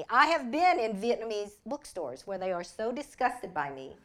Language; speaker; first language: English; early bilingual, other home language; Vietnamese